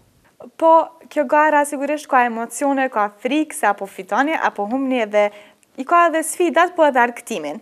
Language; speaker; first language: Albanian; native; Albanian